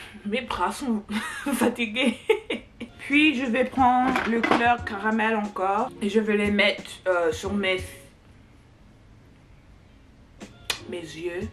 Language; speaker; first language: French; non-native, learner; English